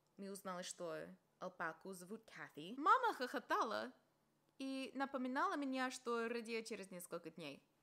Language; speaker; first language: Russian; non-native, fluent; English